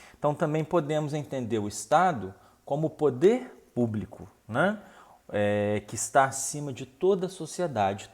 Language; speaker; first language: Portuguese; native; Portuguese